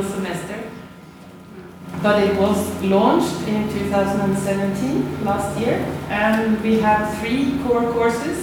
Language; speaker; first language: English; non-native, fluent; Norwegian